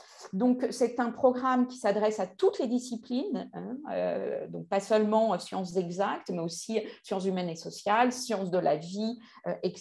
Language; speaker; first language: French; native; French